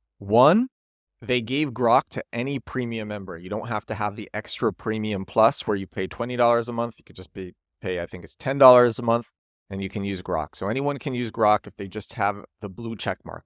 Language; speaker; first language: English; native; English